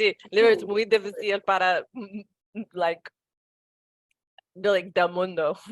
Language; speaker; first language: Spanish; non-native, learner; English